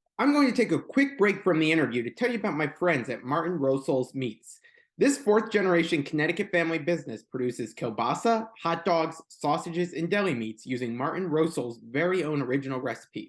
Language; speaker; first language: English; native; English